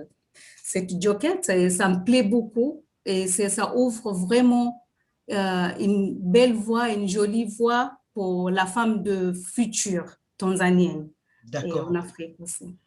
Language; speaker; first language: French; non-native, fluent; Swahili